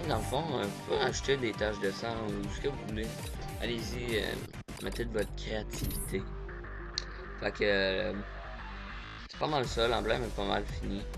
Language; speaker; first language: French; native; French